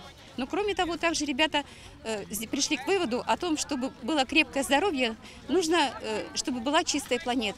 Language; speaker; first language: Russian; native; Russian